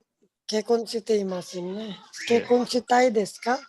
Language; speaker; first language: Japanese; non-native, learner; Malayalam